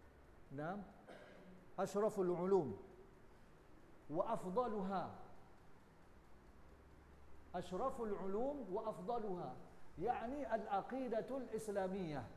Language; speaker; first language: Arabic; non-native, learner; Indonesian